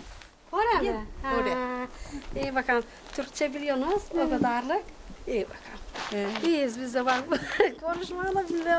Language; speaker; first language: Turkish; native; Turkish